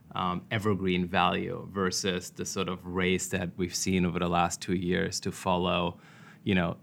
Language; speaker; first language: English; non-native, fluent; German